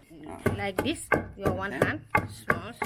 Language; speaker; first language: English; non-native, learner; Wolof